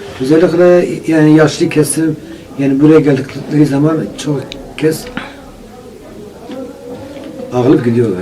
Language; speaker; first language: Turkish; non-native, local second language; Kurdish